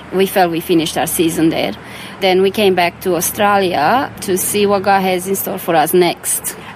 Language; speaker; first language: English; non-native, fluent; Romanian